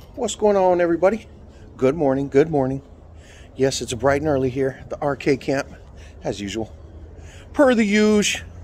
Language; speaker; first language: English; native; English